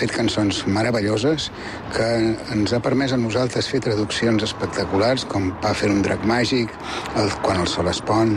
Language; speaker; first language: Catalan; native; Catalan